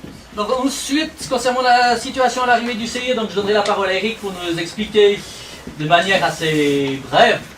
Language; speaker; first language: French; native; French